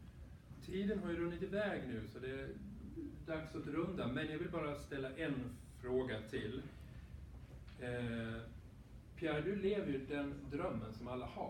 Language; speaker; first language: Swedish; native; Swedish